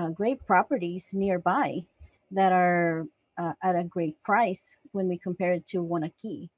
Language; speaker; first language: English; non-native, fluent; Spanish